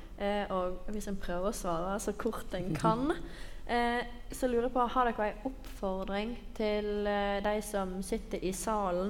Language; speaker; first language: Norwegian; native; Norwegian